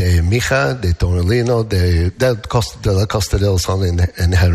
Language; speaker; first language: Spanish; non-native, learner; English